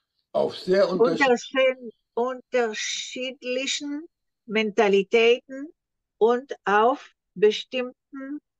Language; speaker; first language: German; non-native, learner; Hebrew